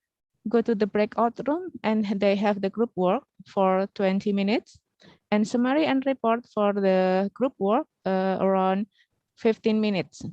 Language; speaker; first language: English; non-native, learner; Indonesian